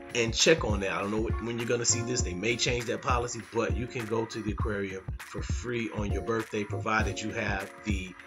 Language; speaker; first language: English; native; English